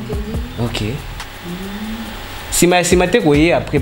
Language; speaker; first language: French; non-native, local second language; Lingala